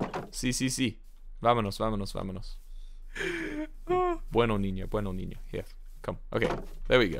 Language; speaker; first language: Spanish; non-native, learner; English